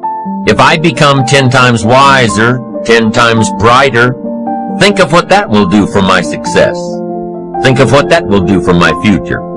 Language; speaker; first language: English; native; English